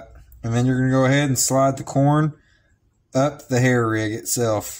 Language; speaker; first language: English; native; English